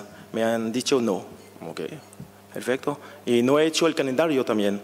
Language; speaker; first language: Spanish; non-native, learner; French